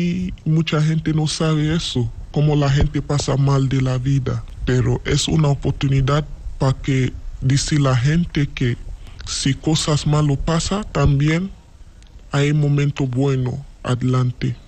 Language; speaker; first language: Spanish; non-native, learner; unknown